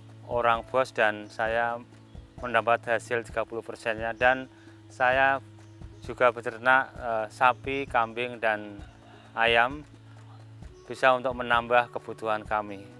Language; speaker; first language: Indonesian; non-native, local second language; Javanese